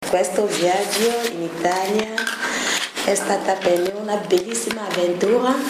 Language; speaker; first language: Italian; non-native, learner; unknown